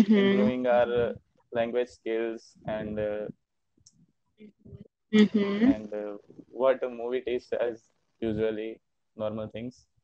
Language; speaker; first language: English; non-native, learner; Hindi